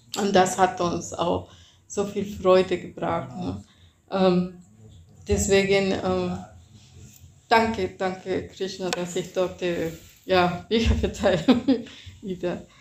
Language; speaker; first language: German; non-native, fluent; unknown